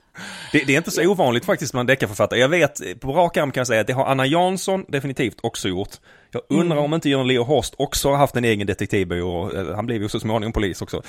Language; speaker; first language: Swedish; native; Swedish